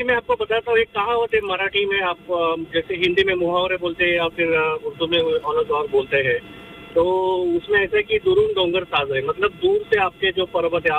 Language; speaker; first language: Hindi; non-native, local second language; Marathi